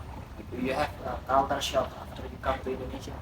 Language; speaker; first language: English; non-native, learner; Indonesian